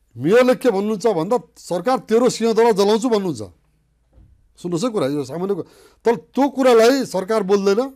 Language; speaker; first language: Nepali; native; Nepali